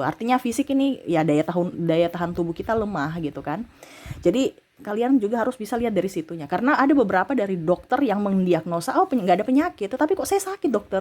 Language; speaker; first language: Indonesian; native; Indonesian